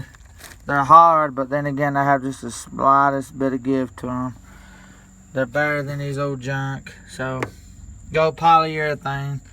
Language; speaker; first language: English; native; English